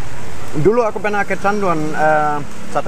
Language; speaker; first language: Indonesian; non-native, fluent; German